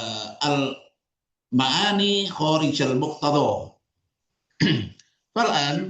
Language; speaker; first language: Arabic; non-native, fluent; Indonesian